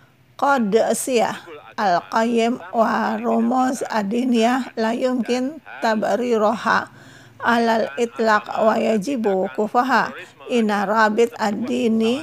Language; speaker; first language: Arabic; non-native, fluent; Indonesian